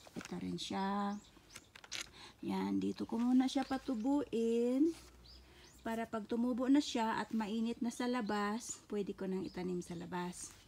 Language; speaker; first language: Filipino; non-native, local second language; Cebuano